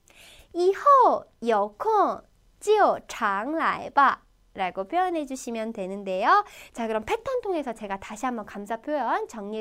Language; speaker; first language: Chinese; non-native, fluent; Korean